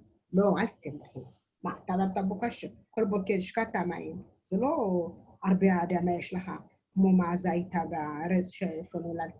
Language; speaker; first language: Hebrew; non-native, learner; Amharic